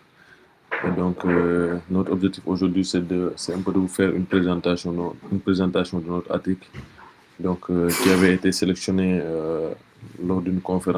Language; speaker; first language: French; non-native, local second language; Wolof